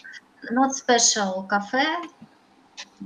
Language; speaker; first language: English; non-native, learner; Russian